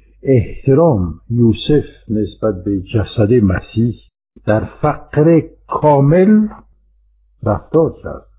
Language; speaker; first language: Persian; non-native, fluent; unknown